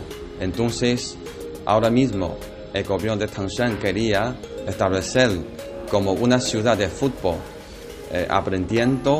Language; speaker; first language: Spanish; non-native, fluent; Chinese